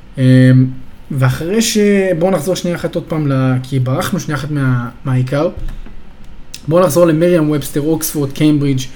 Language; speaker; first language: Hebrew; native; Hebrew